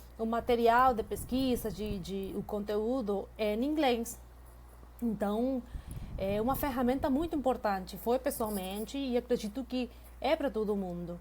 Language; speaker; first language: Portuguese; non-native, fluent; Spanish